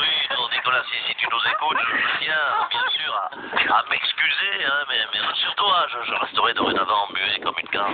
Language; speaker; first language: French; native; French